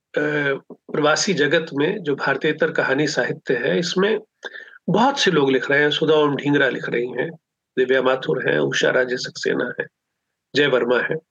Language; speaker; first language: Hindi; non-native, local second language; Punjabi